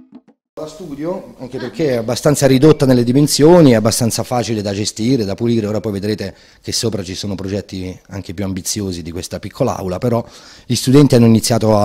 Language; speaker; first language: Italian; native; Italian